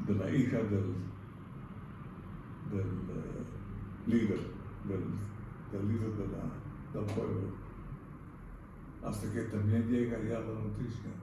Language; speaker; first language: Spanish; non-native, fluent; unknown